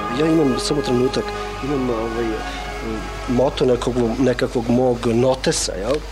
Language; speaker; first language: Serbian; non-native, local second language; Albanian